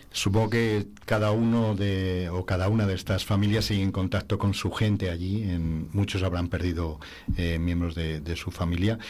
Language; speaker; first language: Spanish; native; Spanish